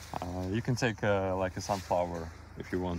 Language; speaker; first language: English; non-native, learner; Russian